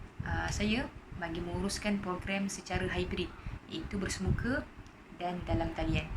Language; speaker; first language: Malay; native; Malay